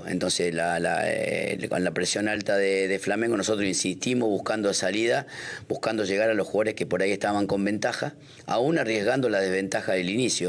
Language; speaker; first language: Spanish; native; Spanish